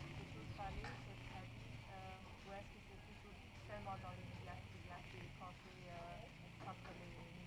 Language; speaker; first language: French; non-native, fluent; German